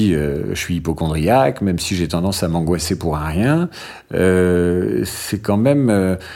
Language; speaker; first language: French; native; French